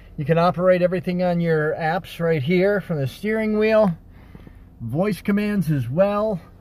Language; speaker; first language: English; native; English